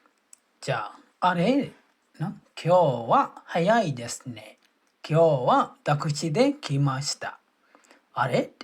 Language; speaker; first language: Japanese; non-native, fluent; Burmese